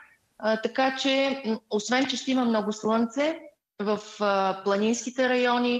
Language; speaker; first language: Bulgarian; native; Bulgarian